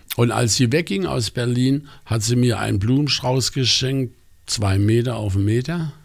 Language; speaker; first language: German; native; German